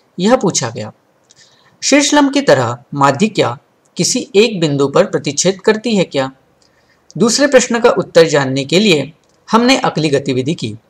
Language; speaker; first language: Hindi; non-native, local second language; Marathi